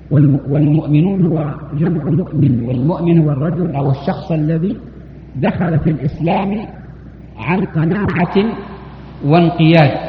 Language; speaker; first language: Arabic; native; Arabic